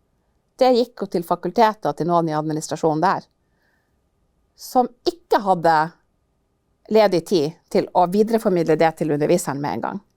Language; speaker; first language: Norwegian; native; Norwegian